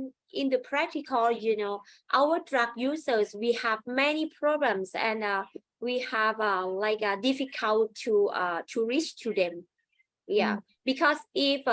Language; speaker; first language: English; non-native, learner; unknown